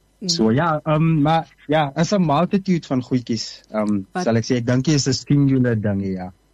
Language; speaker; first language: Afrikaans; native; Afrikaans